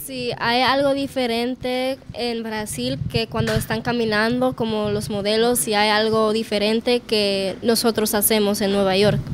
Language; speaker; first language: Spanish; early bilingual, heritage; Spanish